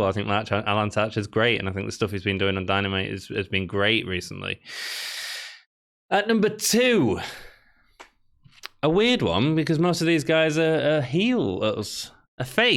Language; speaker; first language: English; native; English